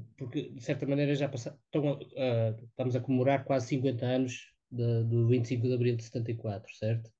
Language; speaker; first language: Portuguese; native; Portuguese